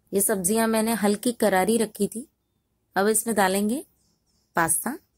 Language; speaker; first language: Hindi; non-native, local second language; Marathi